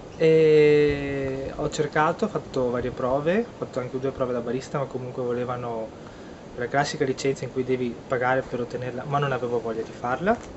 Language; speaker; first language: Italian; native; Italian